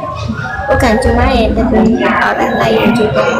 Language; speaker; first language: Indonesian; non-native, learner; Vietnamese